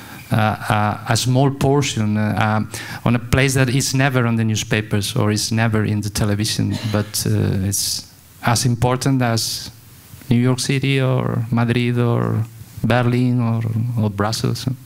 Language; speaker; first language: English; non-native, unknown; Spanish